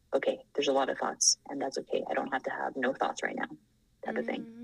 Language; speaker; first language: English; non-native, fluent; Thai